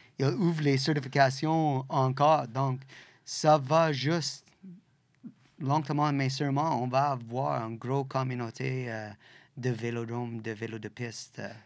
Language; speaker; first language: French; non-native, local second language; English